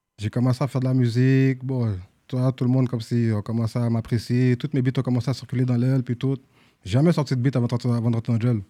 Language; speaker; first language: French; native; French